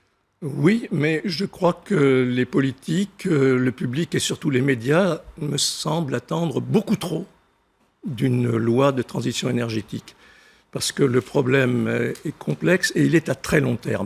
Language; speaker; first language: French; native; French